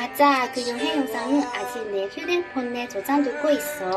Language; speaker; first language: Korean; non-native, fluent; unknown